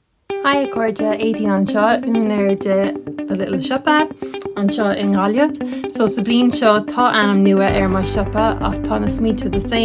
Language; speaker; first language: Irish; non-native, local second language; English